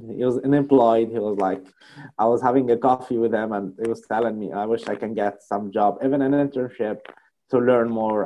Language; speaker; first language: English; non-native, fluent; Arabic